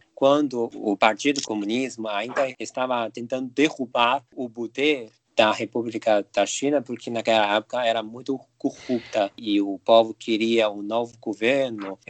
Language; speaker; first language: Portuguese; non-native, fluent; Chinese